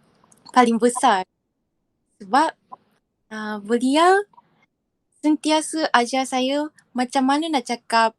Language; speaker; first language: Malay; non-native, fluent; Japanese